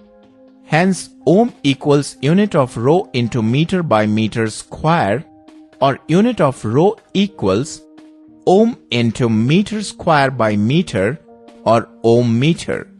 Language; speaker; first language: English; non-native, local second language; Telugu